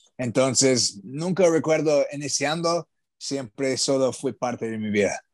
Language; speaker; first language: Spanish; non-native, learner; English